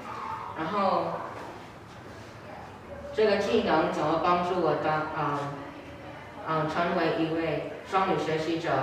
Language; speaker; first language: Chinese; non-native, learner; English